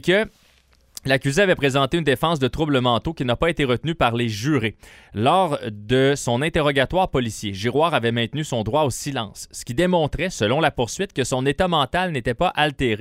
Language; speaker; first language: French; native; French